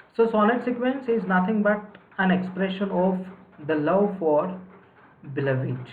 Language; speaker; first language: English; non-native, local second language; Marathi